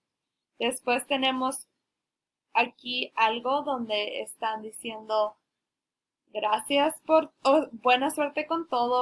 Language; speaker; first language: Spanish; early bilingual, heritage; Spanish